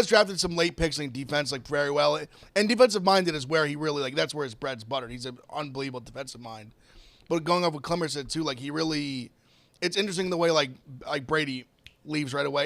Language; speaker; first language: English; native; English